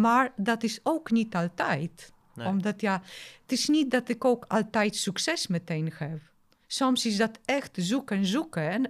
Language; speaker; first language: Dutch; non-native, fluent; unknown